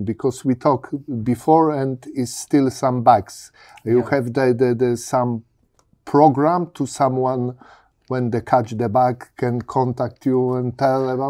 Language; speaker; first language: English; non-native, learner; Polish